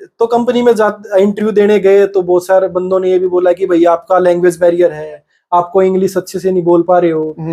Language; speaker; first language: Hindi; native; Hindi